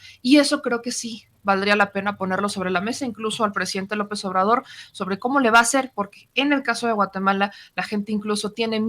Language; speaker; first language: Spanish; native; Spanish